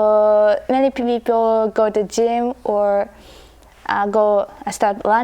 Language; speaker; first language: English; non-native, learner; Japanese